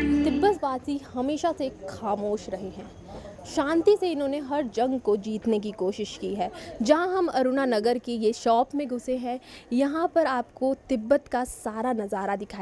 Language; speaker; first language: Hindi; native; Hindi